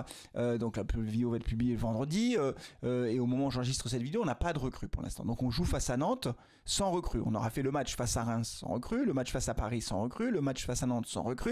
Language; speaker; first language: French; native; French